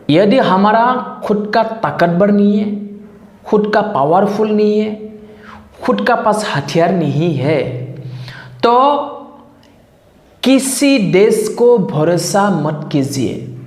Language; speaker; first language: Hindi; non-native, local second language; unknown